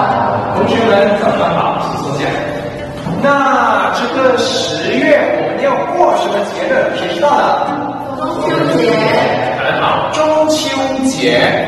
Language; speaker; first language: Chinese; non-native, fluent; Indonesian